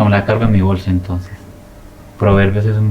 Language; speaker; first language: Spanish; native; Spanish